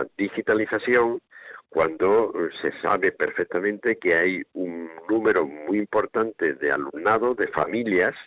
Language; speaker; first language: Spanish; native; Spanish